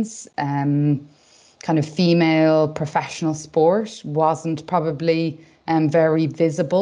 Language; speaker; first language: English; native; English